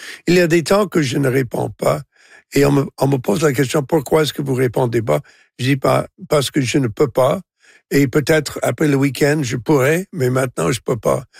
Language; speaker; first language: French; non-native, local second language; English